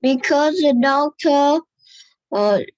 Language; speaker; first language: English; non-native, learner; Vietnamese